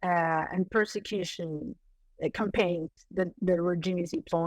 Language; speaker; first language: English; non-native, fluent; Spanish